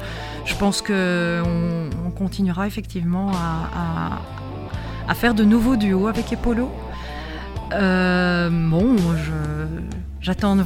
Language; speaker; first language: French; native; French